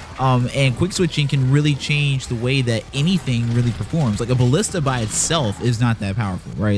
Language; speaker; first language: English; native; English